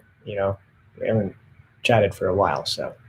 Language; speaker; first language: English; native; English